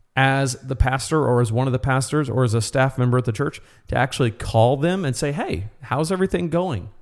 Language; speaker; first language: English; native; English